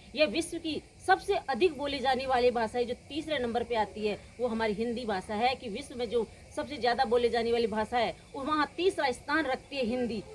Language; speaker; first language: Hindi; native; Hindi